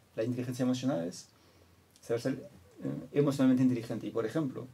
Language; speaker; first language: Spanish; non-native, fluent; French